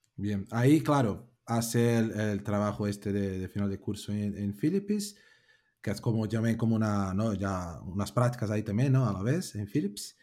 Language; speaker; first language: Spanish; non-native, fluent; Portuguese